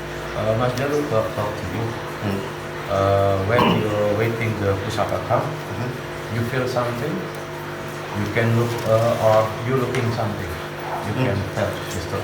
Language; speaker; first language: English; non-native, learner; Javanese